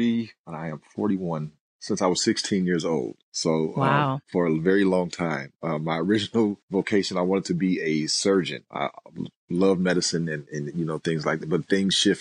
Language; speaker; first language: English; native; English